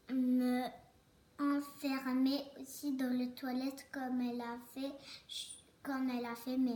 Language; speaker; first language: French; early bilingual, other home language; Turkish